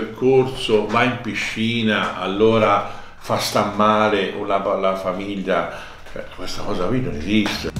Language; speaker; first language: Italian; native; Italian